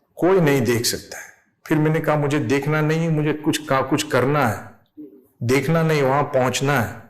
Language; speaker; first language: Urdu; non-native, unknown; English